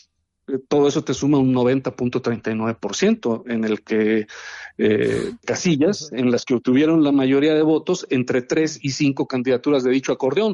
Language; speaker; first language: Spanish; native; Spanish